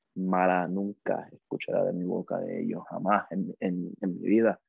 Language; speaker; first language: Spanish; early bilingual, heritage; Spanish